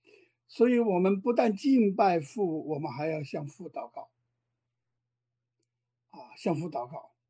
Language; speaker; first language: Chinese; native; Chinese